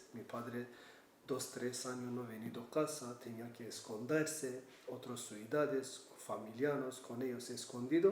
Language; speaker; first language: Spanish; non-native, learner; Kurdish